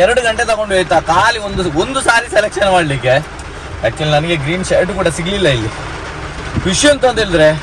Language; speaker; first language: Kannada; non-native, local second language; Tulu